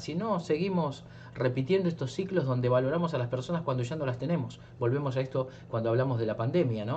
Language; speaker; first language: Spanish; native; Spanish